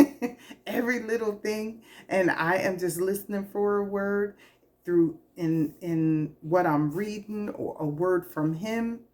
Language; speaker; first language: English; native; English